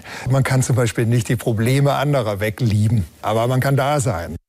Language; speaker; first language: German; native; German